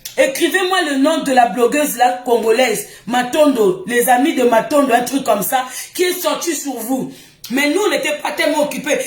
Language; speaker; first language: French; non-native, local second language; Lingala